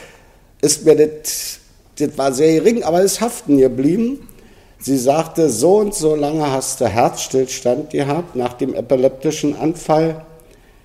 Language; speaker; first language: German; native; German